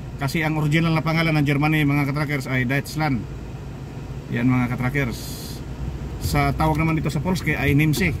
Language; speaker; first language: Filipino; non-native, local second language; Cebuano